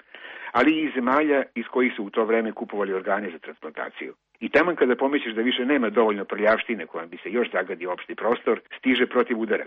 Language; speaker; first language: Croatian; native; Croatian